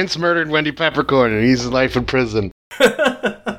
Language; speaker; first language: English; native; English